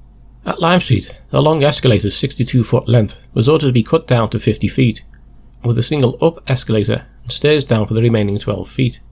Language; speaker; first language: English; native; English